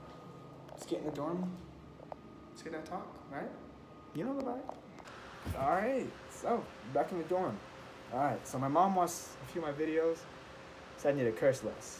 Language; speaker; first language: English; native; English